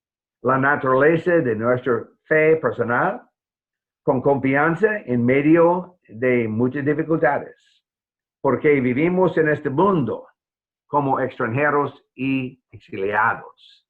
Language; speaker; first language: Spanish; non-native, fluent; English